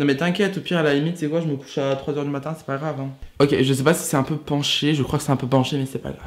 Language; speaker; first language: French; native; French